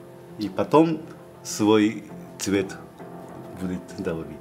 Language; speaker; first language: Russian; non-native, learner; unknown